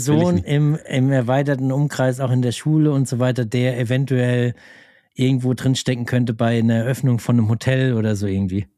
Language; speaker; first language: German; native; German